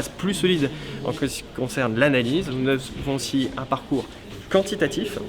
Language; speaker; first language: French; native; French